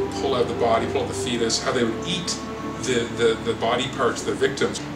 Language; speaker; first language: English; native; English